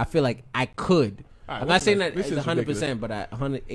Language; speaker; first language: English; native; English